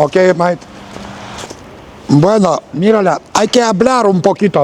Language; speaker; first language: Spanish; non-native, learner; Lithuanian